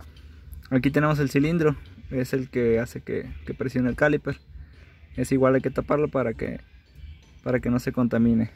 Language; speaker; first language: Spanish; native; Spanish